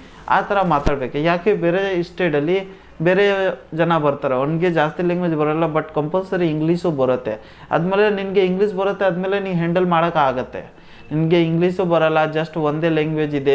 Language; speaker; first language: Kannada; non-native, local second language; Hindi